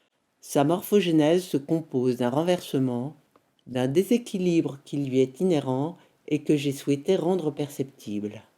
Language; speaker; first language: French; native; French